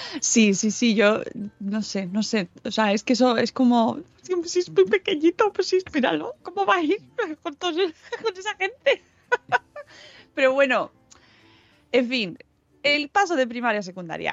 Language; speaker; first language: Spanish; native; Spanish